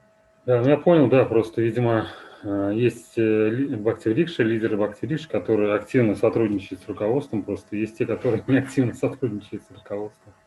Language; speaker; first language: Russian; native; Russian